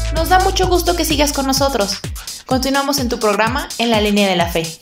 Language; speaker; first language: Spanish; native; Spanish